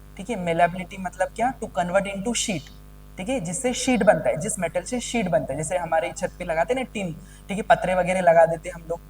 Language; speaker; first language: Hindi; native; Hindi